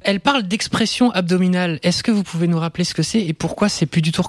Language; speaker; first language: French; native; French